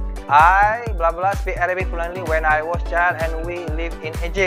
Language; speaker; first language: English; non-native, fluent; Indonesian